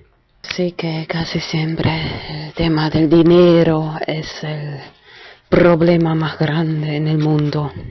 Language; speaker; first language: Spanish; non-native, fluent; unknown